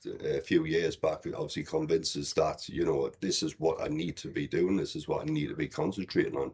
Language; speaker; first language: English; native; English